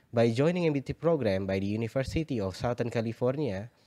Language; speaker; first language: English; non-native, fluent; Indonesian